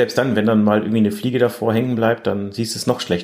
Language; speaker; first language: German; native; German